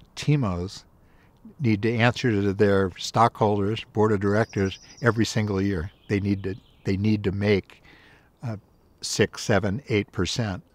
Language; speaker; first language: English; native; English